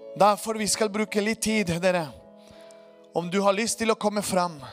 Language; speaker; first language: Norwegian; non-native, fluent; Spanish